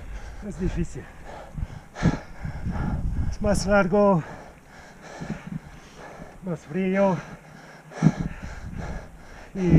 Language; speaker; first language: Spanish; non-native, learner; French